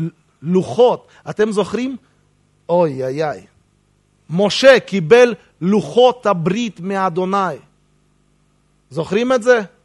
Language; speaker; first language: Hebrew; non-native, fluent; Russian